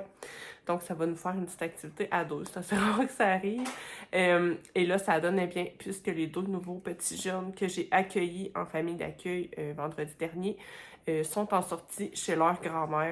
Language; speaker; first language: French; native; French